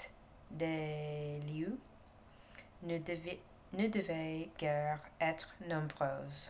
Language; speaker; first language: French; non-native, learner; English